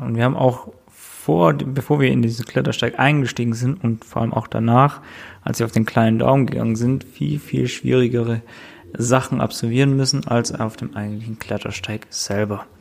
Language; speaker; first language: German; native; German